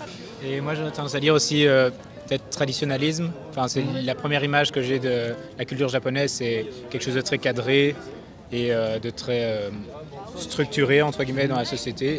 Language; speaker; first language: French; native; French